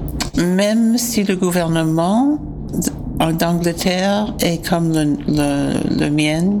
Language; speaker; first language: French; non-native, fluent; English